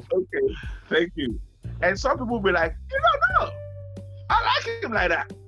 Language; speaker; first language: English; non-native, local second language; Yoruba